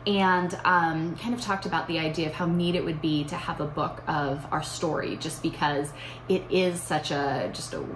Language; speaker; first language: English; native; English